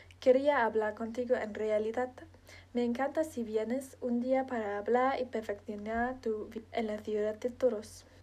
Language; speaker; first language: Spanish; non-native, learner; German